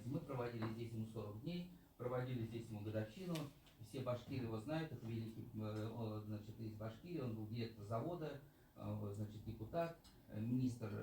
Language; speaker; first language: Russian; native; Russian